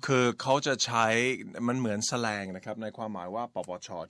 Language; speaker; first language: Thai; non-native, fluent; English